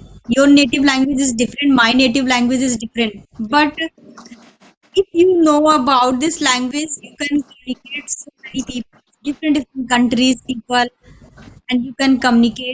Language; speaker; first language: English; non-native, learner; Hindi